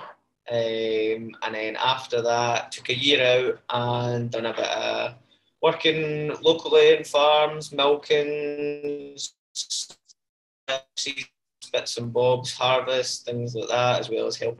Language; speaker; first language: English; native; English